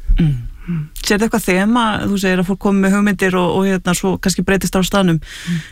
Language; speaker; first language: Icelandic; native; Icelandic